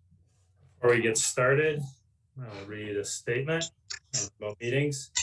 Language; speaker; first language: English; native; English